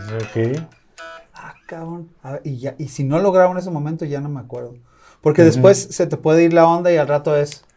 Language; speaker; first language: Spanish; native; Spanish